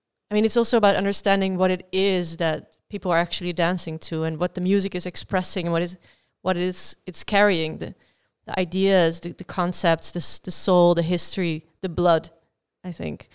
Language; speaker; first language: English; non-native, fluent; Dutch